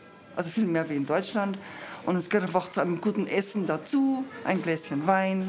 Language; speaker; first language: German; native; German